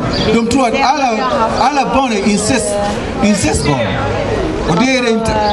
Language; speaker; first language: Swedish; non-native, fluent; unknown